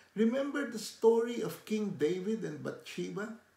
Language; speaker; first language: English; non-native, local second language; Filipino